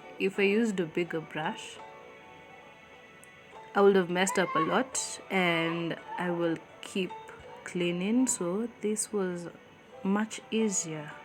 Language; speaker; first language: English; non-native, local second language; Swahili